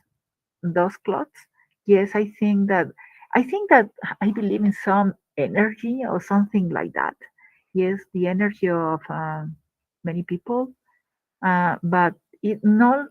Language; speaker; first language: English; non-native, learner; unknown